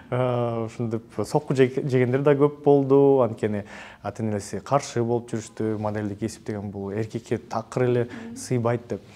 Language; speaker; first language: Kyrgyz; native; Kyrgyz